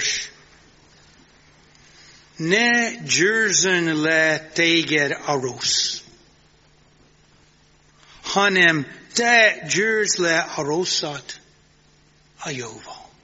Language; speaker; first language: Hungarian; non-native, fluent; English